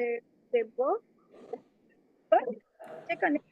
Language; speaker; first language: French; non-native, learner; Spanish